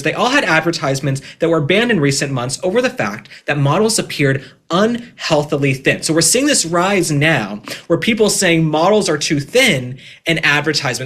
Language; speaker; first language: English; native; English